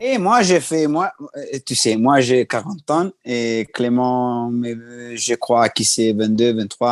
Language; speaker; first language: French; non-native, learner; Italian